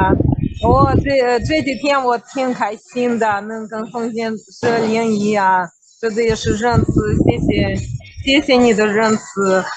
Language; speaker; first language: Chinese; non-native, fluent; Russian